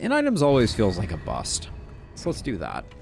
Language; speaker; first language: English; native; English